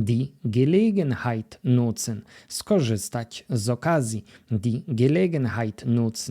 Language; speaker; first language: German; non-native, fluent; Polish